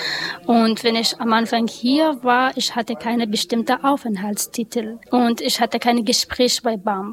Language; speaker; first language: German; non-native, learner; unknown